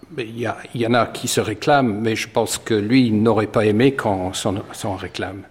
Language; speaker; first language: French; non-native, fluent; English